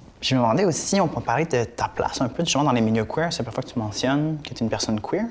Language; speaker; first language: French; native; French